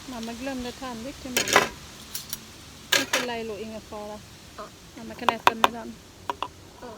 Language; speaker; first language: Swedish; non-native, learner; Thai